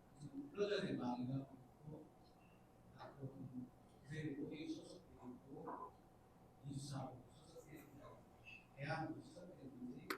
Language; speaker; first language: Korean; non-native, learner; Indonesian